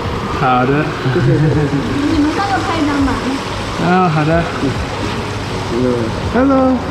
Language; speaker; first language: Chinese; non-native, fluent; English